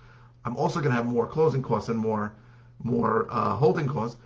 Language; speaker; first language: English; native; English